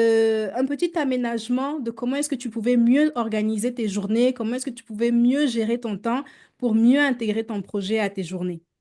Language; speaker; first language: French; native; French